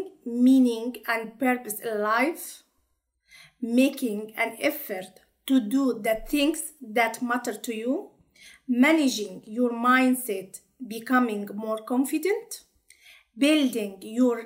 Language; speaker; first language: English; non-native, learner; Arabic